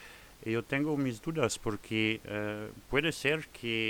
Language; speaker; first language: Spanish; non-native, fluent; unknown